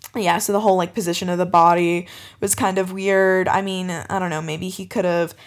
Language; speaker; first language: English; native; English